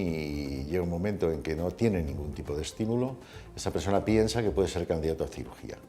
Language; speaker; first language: Spanish; native; Spanish